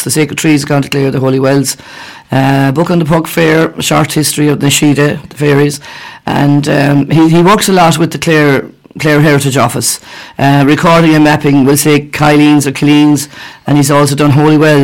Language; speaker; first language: English; native; English